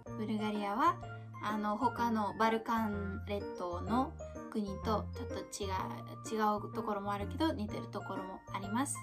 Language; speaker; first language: Japanese; non-native, fluent; Bulgarian